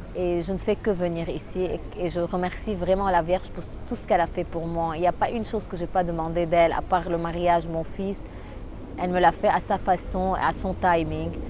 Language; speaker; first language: French; non-native, local second language; Arabic